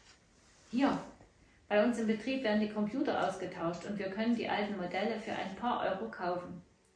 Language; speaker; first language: German; native; German